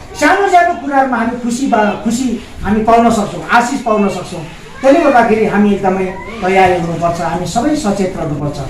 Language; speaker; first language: Nepali; non-native, local second language; Limbu